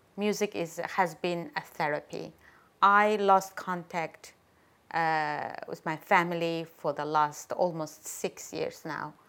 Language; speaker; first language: English; non-native, fluent; Chinese